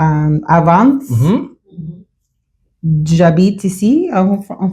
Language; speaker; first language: French; non-native, learner; English